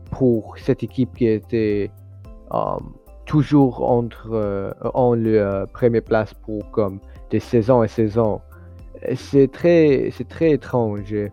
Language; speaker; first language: French; non-native, learner; English